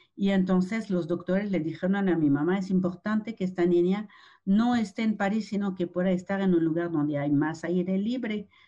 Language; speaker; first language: Spanish; non-native, fluent; French